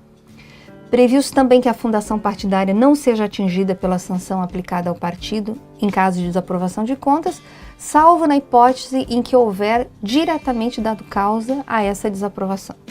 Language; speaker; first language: Portuguese; native; Portuguese